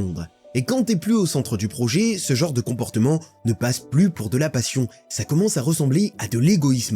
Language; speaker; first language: French; native; French